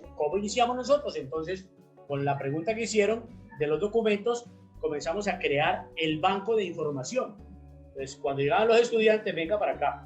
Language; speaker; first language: Spanish; native; Spanish